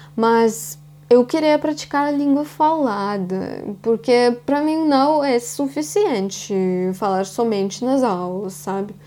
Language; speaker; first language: Portuguese; non-native, fluent; Russian